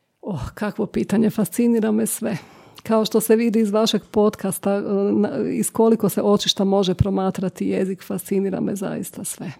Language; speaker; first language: Croatian; native; Croatian